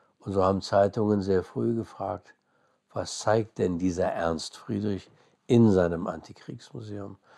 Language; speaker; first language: German; early bilingual, other home language; English